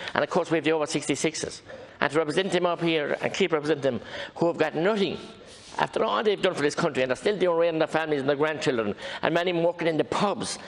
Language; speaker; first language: English; native; English